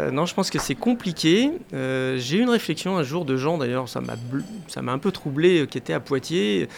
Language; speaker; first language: French; native; French